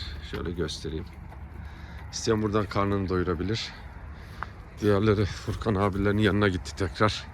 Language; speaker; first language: Turkish; native; Turkish